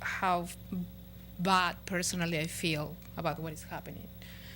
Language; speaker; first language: English; non-native, fluent; Spanish